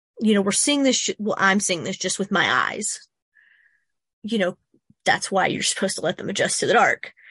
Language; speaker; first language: English; native; English